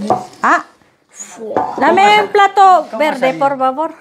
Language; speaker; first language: Spanish; non-native, learner; Indonesian